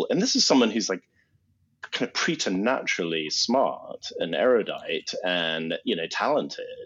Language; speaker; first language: English; native; English